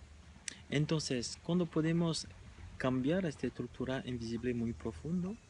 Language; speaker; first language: Spanish; non-native, fluent; French